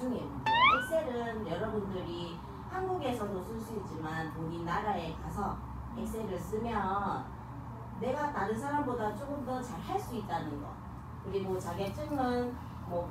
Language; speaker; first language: Korean; native; Korean